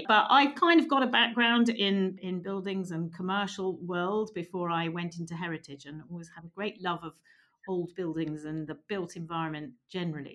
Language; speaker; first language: English; native; English